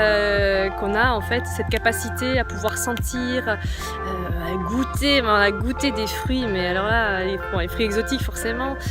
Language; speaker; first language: French; native; French